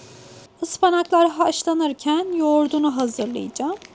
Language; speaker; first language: Turkish; native; Turkish